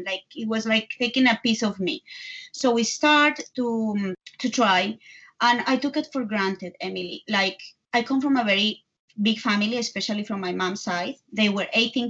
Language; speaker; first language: English; non-native, fluent; Spanish